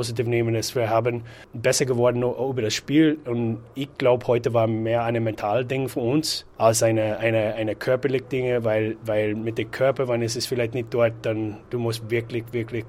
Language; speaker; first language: German; non-native, learner; English